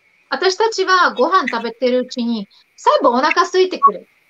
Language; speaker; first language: Japanese; non-native, fluent; Slovak